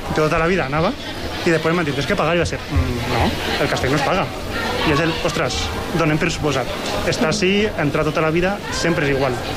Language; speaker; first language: Catalan; native; Catalan